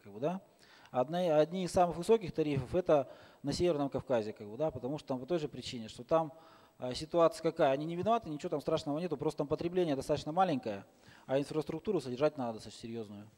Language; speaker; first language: Russian; native; Russian